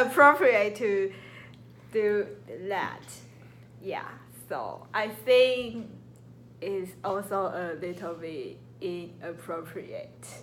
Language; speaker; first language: English; non-native, learner; Chinese